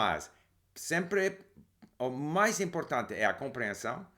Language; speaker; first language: Portuguese; non-native, learner; English